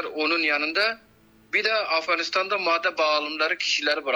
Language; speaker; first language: Turkish; non-native, fluent; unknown